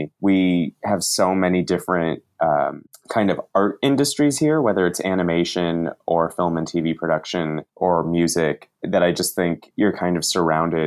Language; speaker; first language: English; native; English